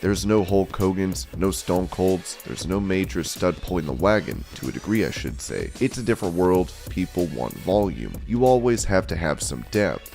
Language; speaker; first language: English; native; English